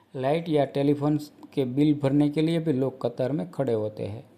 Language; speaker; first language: Hindi; non-native, local second language; Gujarati